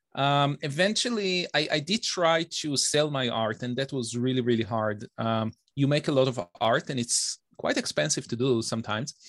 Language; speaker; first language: English; non-native, fluent; Hebrew